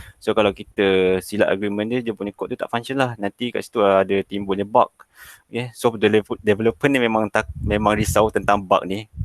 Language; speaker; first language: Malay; native; Malay